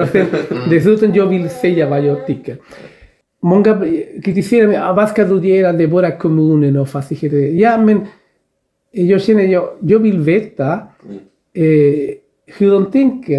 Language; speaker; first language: Swedish; non-native, fluent; Spanish